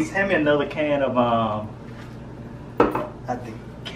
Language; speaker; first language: English; native; English